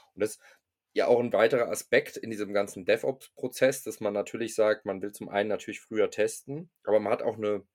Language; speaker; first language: German; native; German